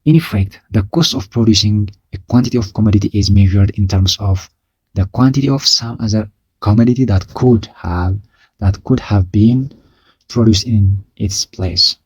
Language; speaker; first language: English; non-native, local second language; Amharic